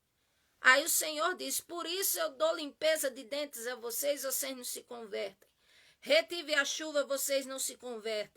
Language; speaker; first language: Portuguese; native; Portuguese